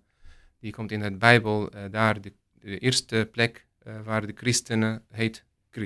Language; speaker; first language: Dutch; non-native, learner; Arabic